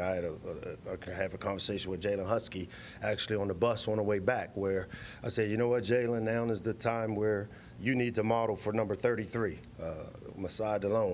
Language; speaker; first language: English; native; English